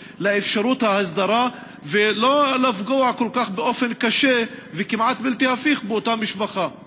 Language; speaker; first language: Hebrew; non-native, local second language; Arabic